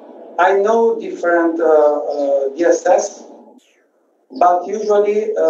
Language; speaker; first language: English; non-native, fluent; Italian